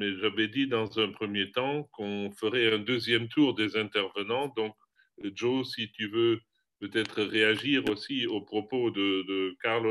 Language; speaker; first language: French; non-native, fluent; German